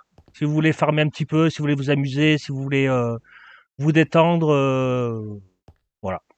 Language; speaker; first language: French; native; French